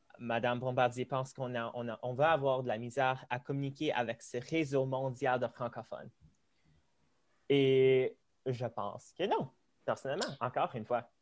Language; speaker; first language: French; non-native, local second language; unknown